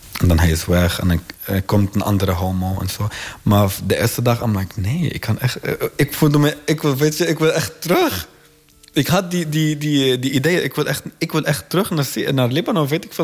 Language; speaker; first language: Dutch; non-native, learner; Arabic